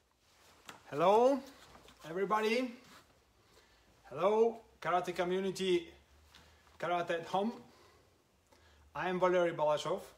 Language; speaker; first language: English; non-native, learner; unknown